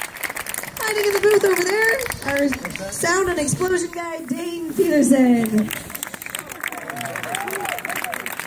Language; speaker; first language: English; native; English